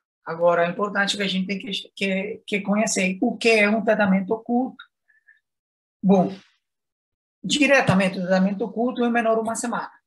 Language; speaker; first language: Portuguese; non-native, fluent; Spanish